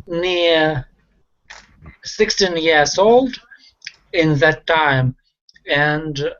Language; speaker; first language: English; non-native, learner; Russian